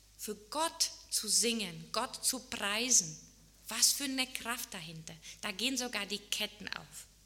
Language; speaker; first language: German; non-native, fluent; Czech